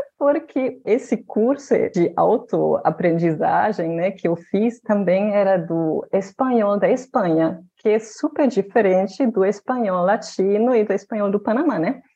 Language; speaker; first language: Portuguese; non-native, fluent; German